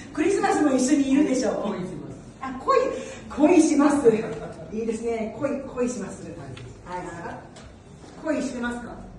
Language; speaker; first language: Japanese; non-native, learner; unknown